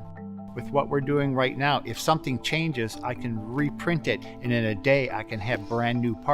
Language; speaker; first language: English; native; English